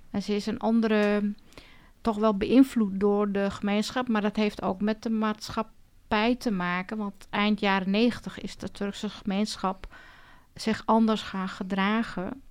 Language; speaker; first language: Dutch; early bilingual, other home language; Turkish